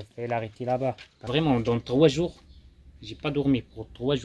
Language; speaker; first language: French; non-native, local second language; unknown